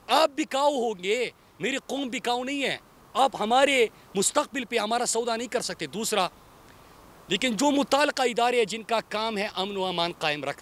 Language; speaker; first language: Urdu; non-native, local second language; Pashto